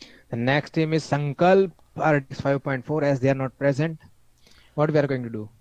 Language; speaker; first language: English; non-native, local second language; Gujarati